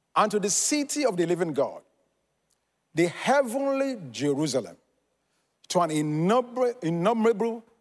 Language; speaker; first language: English; non-native, local second language; Yoruba